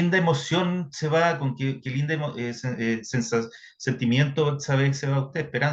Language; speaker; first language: Spanish; native; Spanish